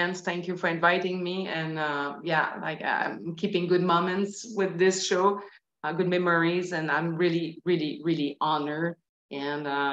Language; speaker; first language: English; non-native, fluent; French